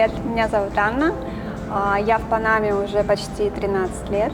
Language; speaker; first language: Russian; native; Russian